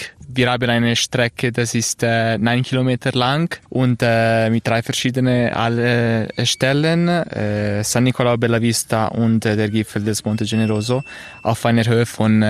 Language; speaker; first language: German; non-native, local second language; Italian